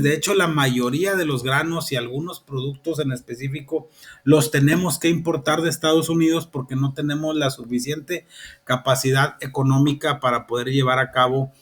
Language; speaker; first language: Spanish; native; Spanish